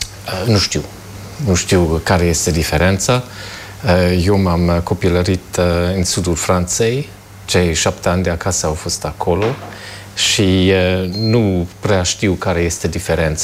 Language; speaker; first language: Romanian; non-native, fluent; German